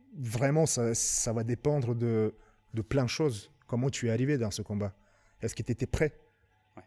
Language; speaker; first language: French; non-native, fluent; Lithuanian